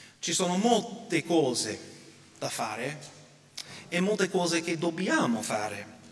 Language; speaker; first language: Italian; non-native, fluent; English